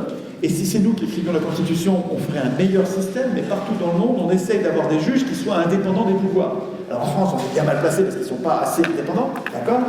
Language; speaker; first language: French; native; French